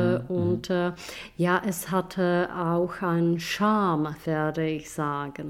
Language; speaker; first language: German; non-native, fluent; Czech